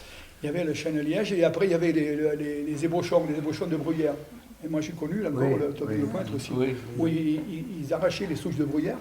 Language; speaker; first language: French; native; French